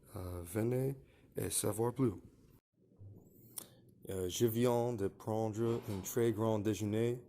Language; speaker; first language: French; non-native, learner; English